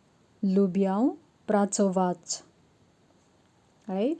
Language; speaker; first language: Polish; non-native, fluent; Nepali